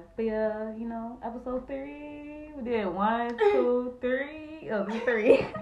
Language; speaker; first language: English; native; English